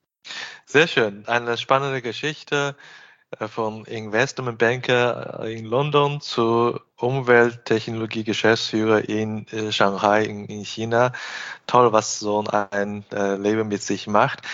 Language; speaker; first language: German; non-native, fluent; Chinese